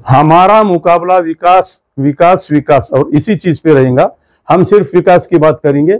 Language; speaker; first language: Hindi; non-native, local second language; Marathi